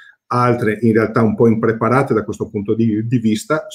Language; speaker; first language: Italian; native; Italian